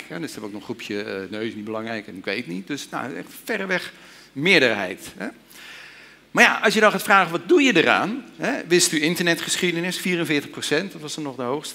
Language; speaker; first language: Dutch; native; Dutch